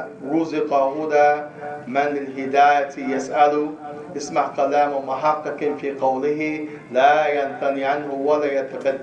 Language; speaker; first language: Arabic; non-native, learner; English